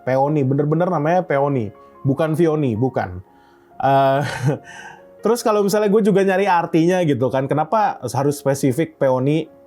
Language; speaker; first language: Indonesian; native; Indonesian